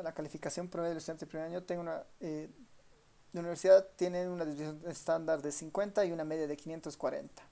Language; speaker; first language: Spanish; native; Spanish